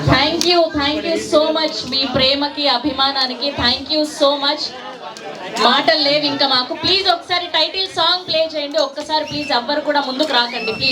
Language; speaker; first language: Telugu; native; Telugu